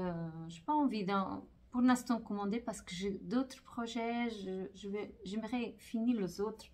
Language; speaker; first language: French; non-native, fluent; Portuguese